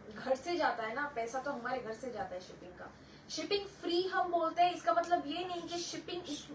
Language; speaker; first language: Hindi; non-native, local second language; Bangla